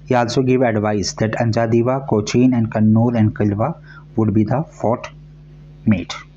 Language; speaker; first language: English; non-native, local second language; Hindi